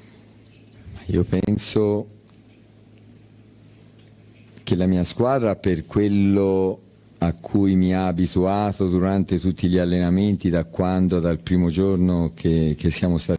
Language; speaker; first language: Italian; native; Italian